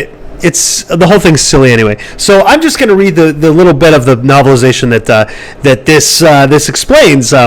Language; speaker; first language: English; native; English